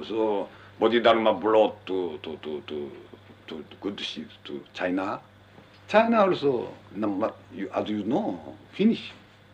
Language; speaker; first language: English; non-native, learner; Japanese